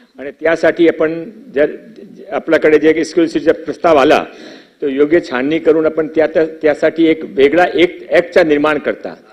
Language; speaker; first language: Marathi; non-native, local second language; Hindi